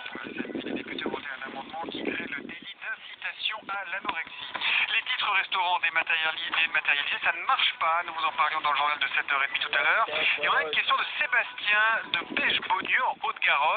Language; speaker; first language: French; native; French